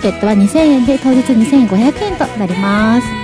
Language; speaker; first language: Japanese; native; Japanese